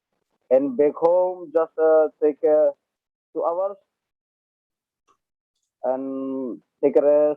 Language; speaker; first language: English; non-native, learner; Indonesian